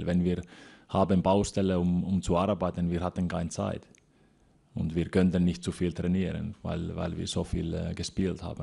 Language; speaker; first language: German; non-native, fluent; Finnish